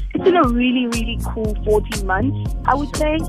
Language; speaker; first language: English; non-native, local second language; Zulu